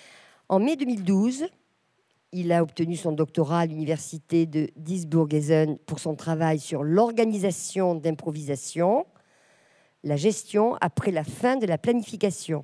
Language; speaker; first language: French; native; French